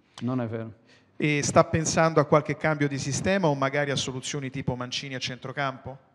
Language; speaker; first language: Italian; native; Italian